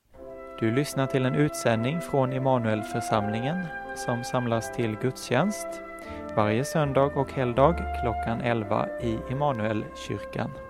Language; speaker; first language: Swedish; native; Swedish